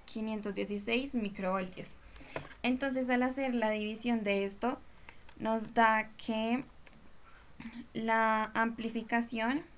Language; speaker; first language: Spanish; native; Spanish